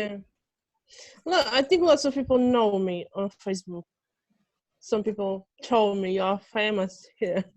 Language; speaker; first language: English; non-native, fluent; Russian